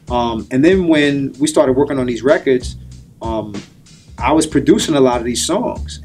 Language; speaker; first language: English; native; English